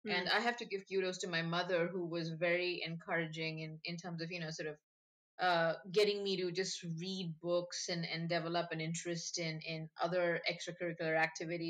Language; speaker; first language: English; non-native, local second language; Bangla